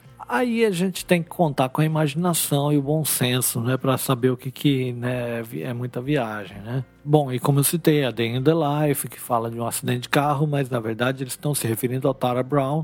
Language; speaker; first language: Portuguese; native; Portuguese